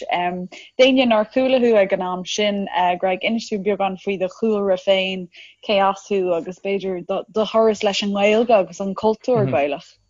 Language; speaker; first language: Irish; non-native, local second language; English